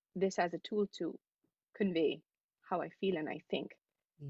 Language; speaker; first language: English; non-native, local second language; Hindi